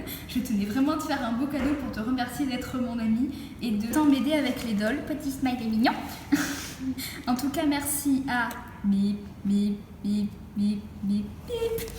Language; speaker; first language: French; native; French